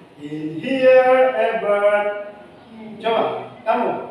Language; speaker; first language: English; non-native, learner; Indonesian